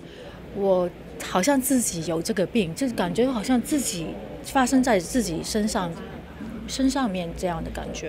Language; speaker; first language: Chinese; non-native, local second language; Cantonese